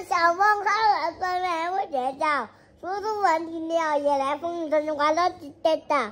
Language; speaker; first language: Chinese; native; Chinese